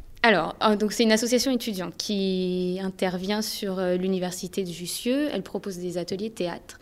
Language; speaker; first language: French; native; French